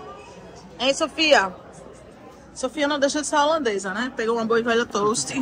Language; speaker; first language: Portuguese; native; Portuguese